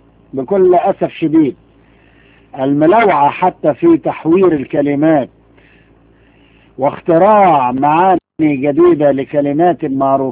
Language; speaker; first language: Arabic; native; Arabic